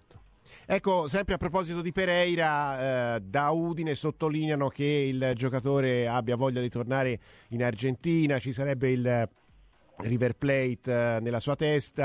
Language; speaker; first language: Italian; native; Italian